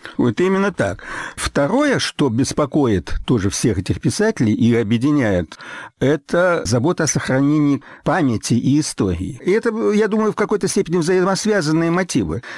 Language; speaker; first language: Russian; native; Russian